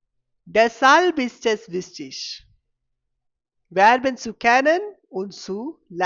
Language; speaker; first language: German; non-native, fluent; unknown